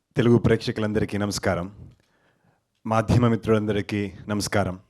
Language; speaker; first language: Telugu; non-native, learner; Kannada